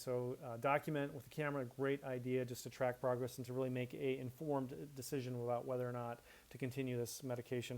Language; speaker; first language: English; native; English